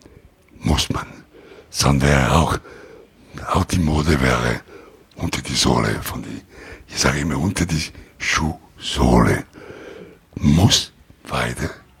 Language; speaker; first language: German; non-native, learner; Italian